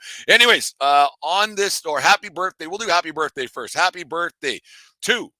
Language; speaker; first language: English; native; English